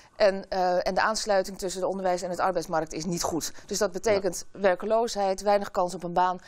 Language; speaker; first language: Dutch; native; Dutch